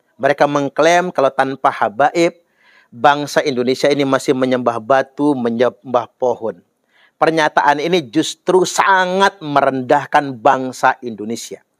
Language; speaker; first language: Indonesian; native; Indonesian